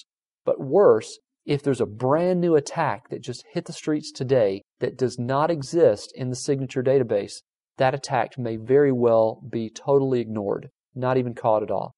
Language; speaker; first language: English; native; English